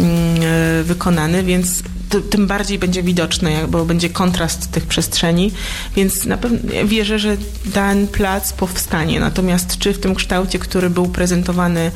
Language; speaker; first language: Polish; native; Polish